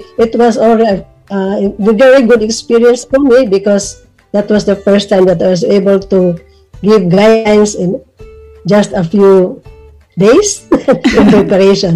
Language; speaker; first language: English; non-native, local second language; Cebuano